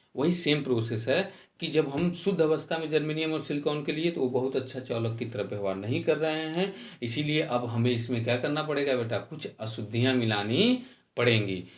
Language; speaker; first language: Hindi; native; Hindi